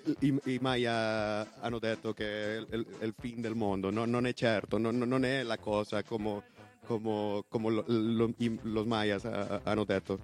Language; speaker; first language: Italian; non-native, learner; Spanish